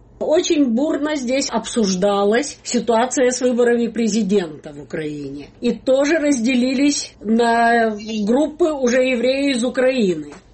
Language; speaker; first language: Russian; native; Russian